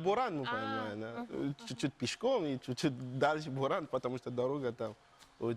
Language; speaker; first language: Russian; non-native, learner; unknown